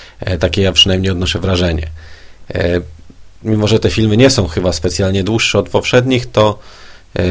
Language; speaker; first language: Polish; native; Polish